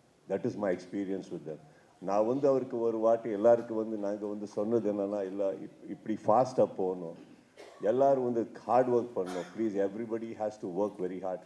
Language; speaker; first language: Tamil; non-native, learner; Kannada